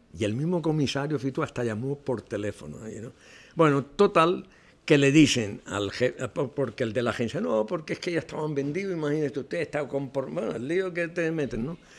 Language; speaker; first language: Spanish; non-native, local second language; Catalan